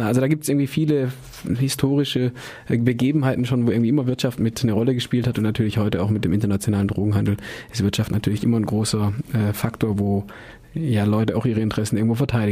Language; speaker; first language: German; native; German